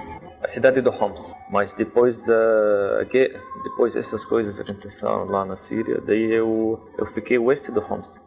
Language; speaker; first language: Portuguese; non-native, learner; Arabic